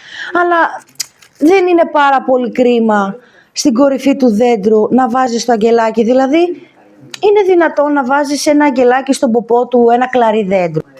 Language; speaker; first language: Greek; native; Greek